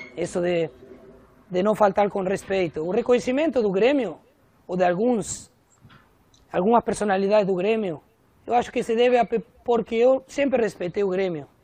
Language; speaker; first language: Portuguese; non-native, fluent; Spanish